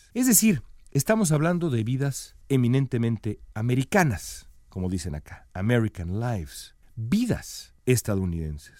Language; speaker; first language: Spanish; native; Spanish